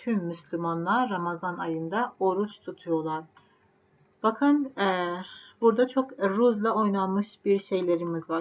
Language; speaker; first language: Turkish; non-native, fluent; Persian